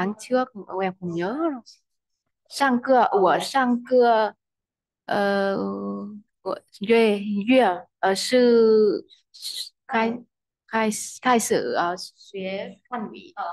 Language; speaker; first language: Chinese; non-native, learner; Vietnamese